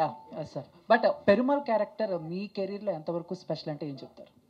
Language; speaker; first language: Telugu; native; Telugu